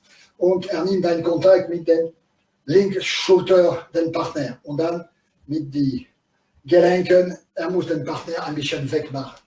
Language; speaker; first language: German; non-native, learner; French